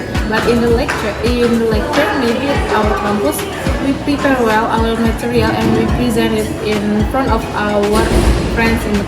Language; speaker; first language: English; non-native, learner; Indonesian